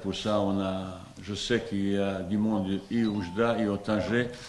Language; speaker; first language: French; non-native, fluent; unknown